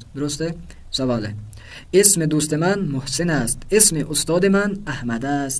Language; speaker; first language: Persian; non-native, fluent; Urdu